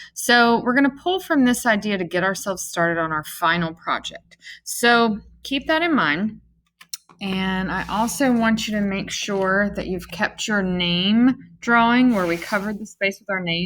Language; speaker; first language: English; native; English